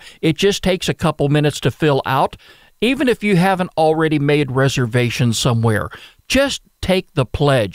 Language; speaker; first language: English; native; English